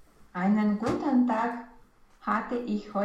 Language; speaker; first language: German; non-native, learner; Romanian